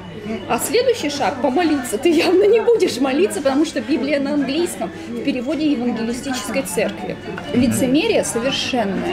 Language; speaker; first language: Russian; native; Russian